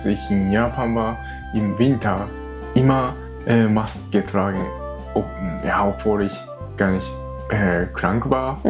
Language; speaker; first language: German; non-native, fluent; Japanese